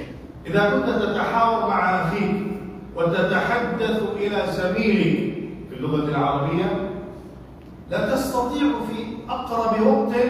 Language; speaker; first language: Arabic; non-native, fluent; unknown